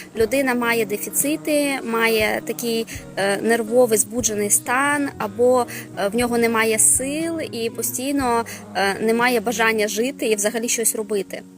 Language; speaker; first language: Ukrainian; non-native, local second language; Russian